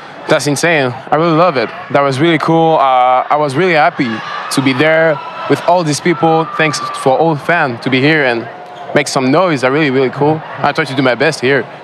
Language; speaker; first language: English; non-native, learner; French